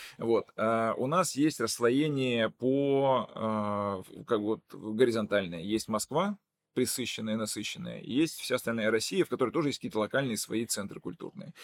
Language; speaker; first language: Russian; non-native, local second language; Udmurt